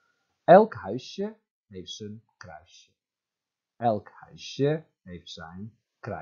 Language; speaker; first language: Dutch; non-native, fluent; Turkish